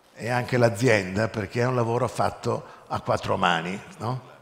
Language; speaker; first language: Italian; native; Italian